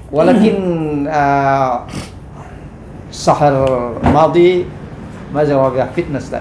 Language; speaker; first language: Arabic; non-native, learner; Indonesian